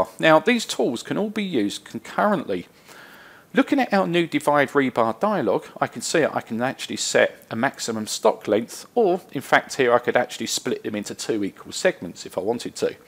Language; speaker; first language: English; native; English